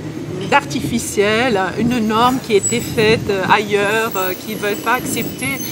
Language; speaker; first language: French; non-native, fluent; German